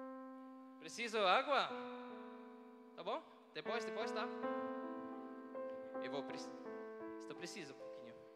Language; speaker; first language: Portuguese; non-native, learner; Filipino